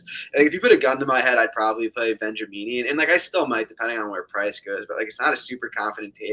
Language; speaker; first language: English; native; English